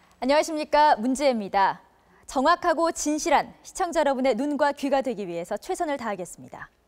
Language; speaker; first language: Korean; native; Korean